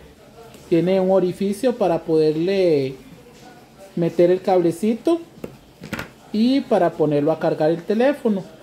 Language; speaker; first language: Spanish; native; Spanish